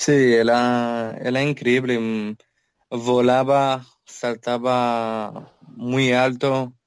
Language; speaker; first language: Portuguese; non-native, learner; French